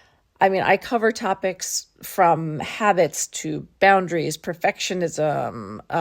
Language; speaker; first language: English; native; English